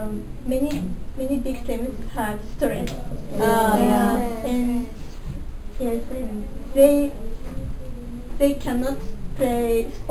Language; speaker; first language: English; non-native, local second language; Malay